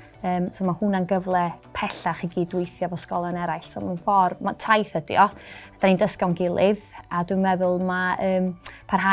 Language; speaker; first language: Welsh; native; Welsh